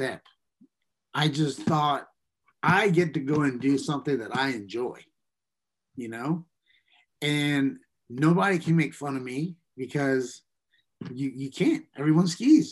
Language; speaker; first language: English; native; English